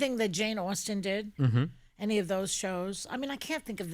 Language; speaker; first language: English; native; English